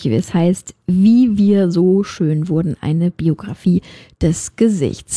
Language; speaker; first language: German; native; German